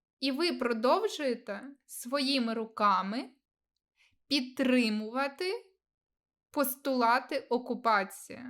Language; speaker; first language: Ukrainian; non-native, local second language; Russian